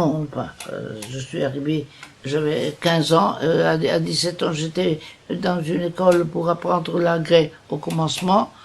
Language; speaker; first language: French; non-native, fluent; Italian